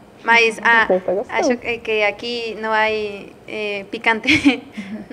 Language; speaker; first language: Portuguese; non-native, learner; Spanish